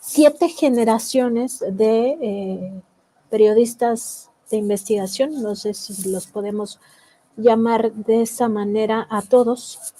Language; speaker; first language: Spanish; native; Spanish